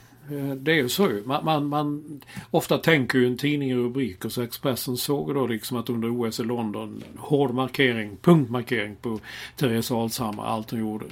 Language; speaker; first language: Swedish; native; Swedish